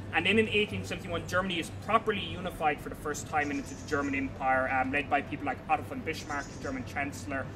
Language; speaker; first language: English; native; English